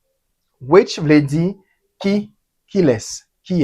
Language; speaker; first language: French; non-native, learner; Haitian Creole